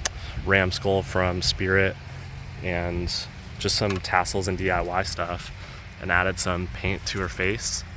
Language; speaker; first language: English; native; English